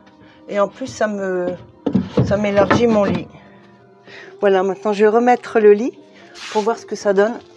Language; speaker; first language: French; native; French